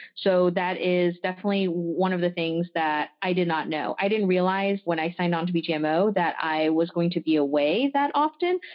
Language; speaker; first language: English; early bilingual, other home language; French